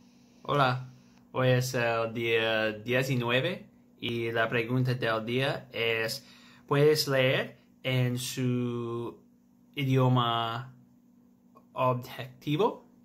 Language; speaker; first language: Spanish; non-native, learner; English